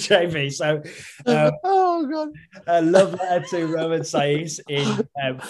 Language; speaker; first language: English; native; English